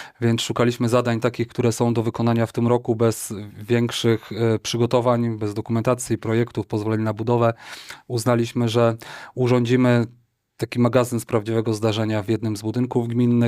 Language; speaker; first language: Polish; native; Polish